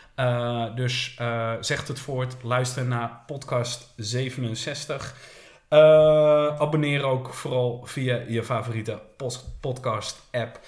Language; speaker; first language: Dutch; native; Dutch